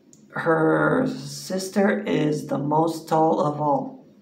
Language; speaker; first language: English; native; English